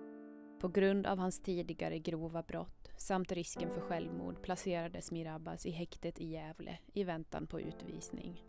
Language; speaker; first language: Swedish; native; Swedish